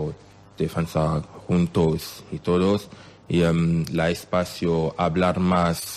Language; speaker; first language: Spanish; non-native, learner; French